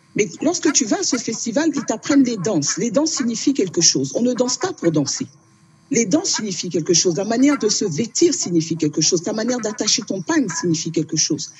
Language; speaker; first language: French; early bilingual, other home language; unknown